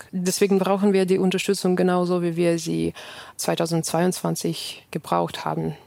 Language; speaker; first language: German; non-native, fluent; Ukrainian